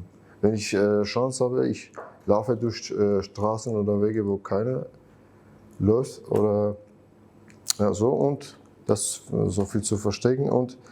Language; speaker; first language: German; non-native, fluent; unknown